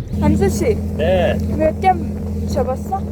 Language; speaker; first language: Korean; non-native, learner; Turkish